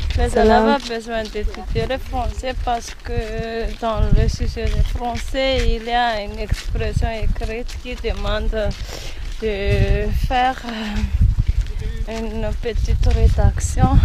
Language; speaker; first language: French; non-native, local second language; Malagasy